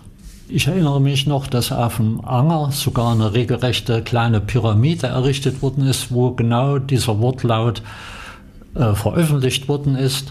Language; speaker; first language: German; native; German